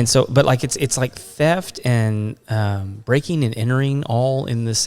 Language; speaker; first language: English; native; English